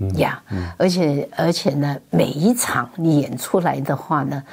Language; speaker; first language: Chinese; non-native, fluent; Wu Chinese